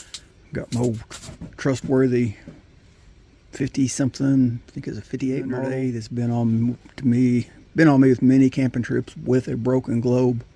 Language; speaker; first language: English; native; English